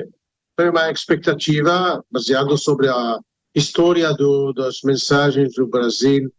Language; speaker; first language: Portuguese; non-native, fluent; Hebrew